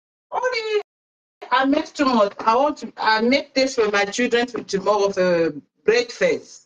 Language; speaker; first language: English; non-native, local second language; French